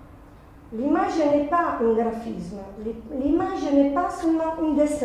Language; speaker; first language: French; non-native, fluent; Italian